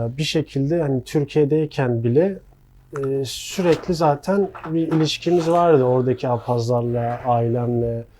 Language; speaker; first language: Turkish; early bilingual, other home language; Abkhazian